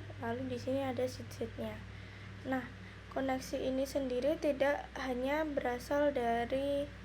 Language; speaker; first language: Indonesian; native; Indonesian